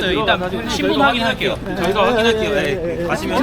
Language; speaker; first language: Korean; native; Korean